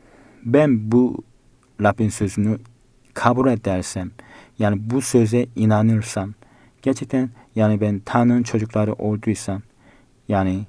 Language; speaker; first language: Turkish; non-native, fluent; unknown